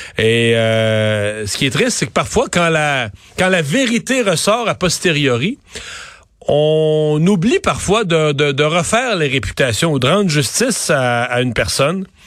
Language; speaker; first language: French; native; French